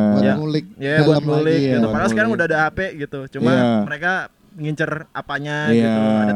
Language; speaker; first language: Indonesian; native; Indonesian